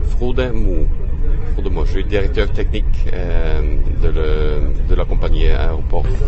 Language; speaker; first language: French; non-native, fluent; Norwegian